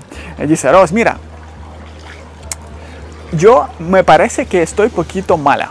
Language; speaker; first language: Spanish; non-native, fluent; Ukrainian